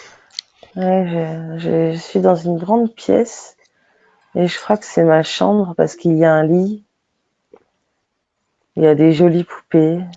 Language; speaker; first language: French; native; French